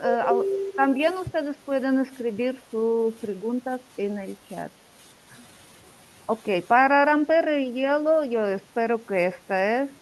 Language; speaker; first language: Spanish; non-native, learner; Russian